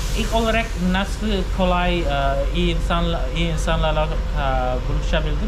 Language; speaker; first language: Turkish; non-native, fluent; Khmer